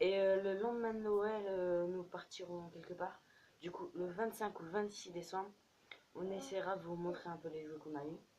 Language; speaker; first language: French; native; French